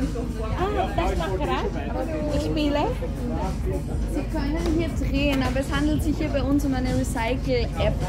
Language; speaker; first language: German; native; German